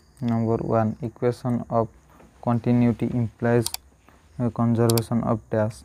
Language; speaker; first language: English; non-native, local second language; Odia